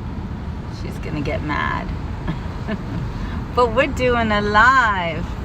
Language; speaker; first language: English; native; English